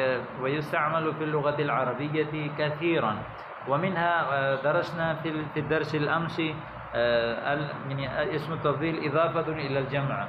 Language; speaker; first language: Arabic; non-native, fluent; Urdu